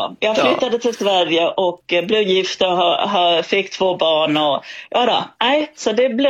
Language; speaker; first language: Swedish; native; Swedish